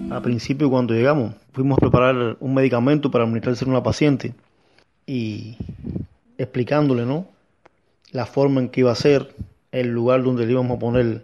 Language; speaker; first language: Spanish; native; Spanish